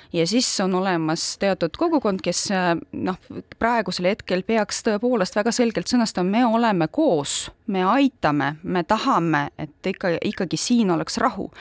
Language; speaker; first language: Estonian; non-native, local second language; Russian